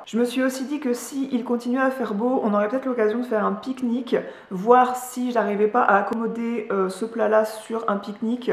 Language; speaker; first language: French; native; French